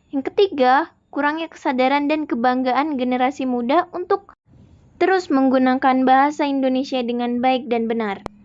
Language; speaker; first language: Indonesian; native; Indonesian